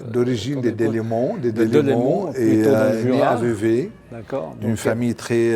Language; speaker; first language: French; non-native, local second language; Arabic